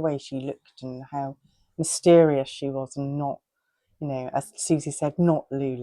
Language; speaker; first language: English; native; English